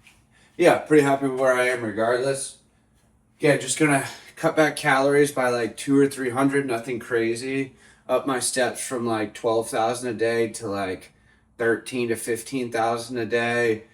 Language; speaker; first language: English; native; English